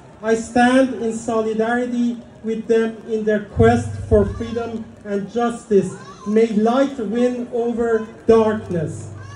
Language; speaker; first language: English; early bilingual, other home language; Persian